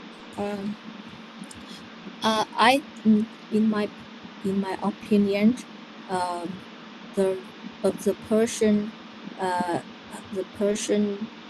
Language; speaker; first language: English; non-native, learner; Vietnamese